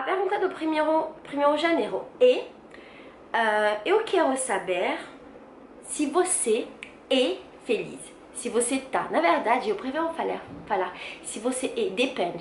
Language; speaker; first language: Portuguese; non-native, learner; French